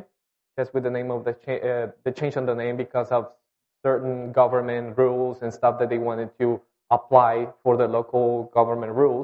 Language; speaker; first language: English; non-native, fluent; Spanish